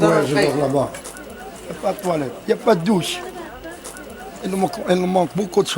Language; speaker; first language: French; non-native, local second language; Arabic